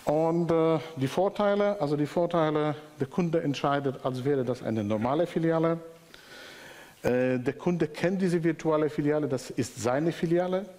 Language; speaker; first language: German; non-native, fluent; Polish